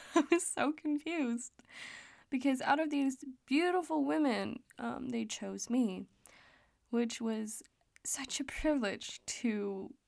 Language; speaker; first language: English; non-native, fluent; Danish